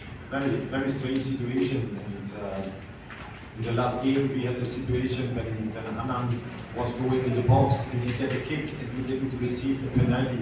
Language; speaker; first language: English; non-native, fluent; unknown